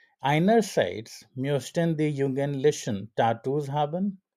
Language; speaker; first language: German; non-native, learner; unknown